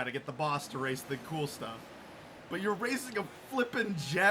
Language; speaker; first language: English; native; English